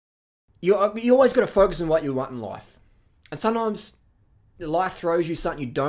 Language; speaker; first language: English; native; English